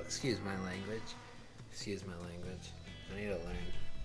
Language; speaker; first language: English; native; English